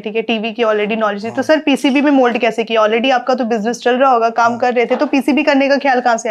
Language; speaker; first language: Hindi; native; Hindi